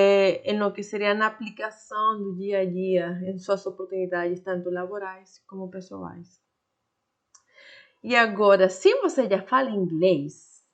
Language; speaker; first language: Portuguese; non-native, fluent; Spanish